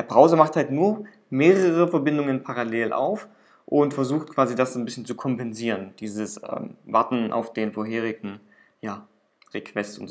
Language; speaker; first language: German; native; German